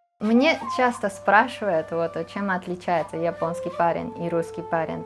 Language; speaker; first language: Russian; non-native, fluent; Japanese